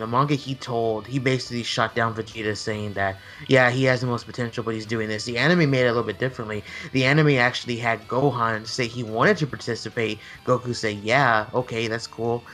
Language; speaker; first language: English; native; English